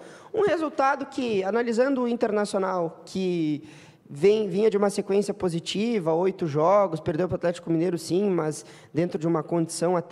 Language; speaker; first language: Portuguese; native; Portuguese